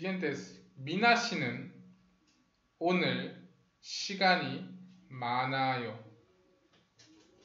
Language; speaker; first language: Korean; non-native, fluent; Spanish